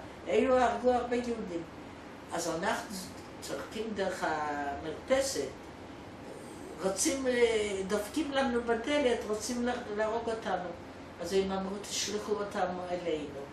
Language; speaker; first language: Hebrew; non-native, fluent; Polish